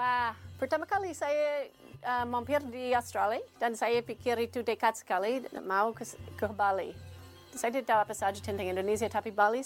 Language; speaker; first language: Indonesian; non-native, learner; English